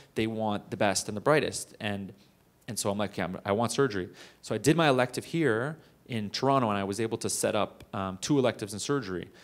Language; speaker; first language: English; native; English